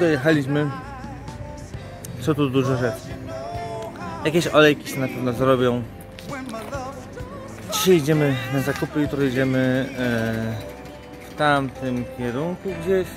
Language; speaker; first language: Polish; native; Polish